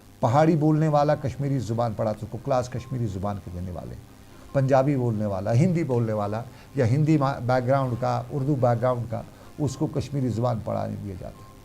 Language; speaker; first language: Urdu; non-native, local second language; Kashmiri